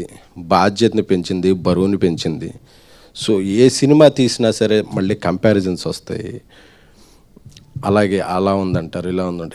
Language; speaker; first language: Telugu; native; Telugu